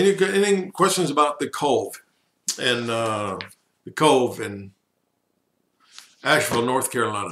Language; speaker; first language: English; native; English